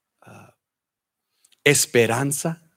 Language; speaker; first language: Spanish; early bilingual, heritage; Spanish